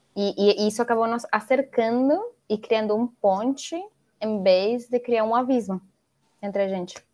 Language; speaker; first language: Portuguese; non-native, fluent; Spanish